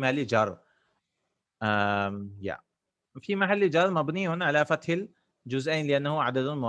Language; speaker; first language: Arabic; non-native, fluent; English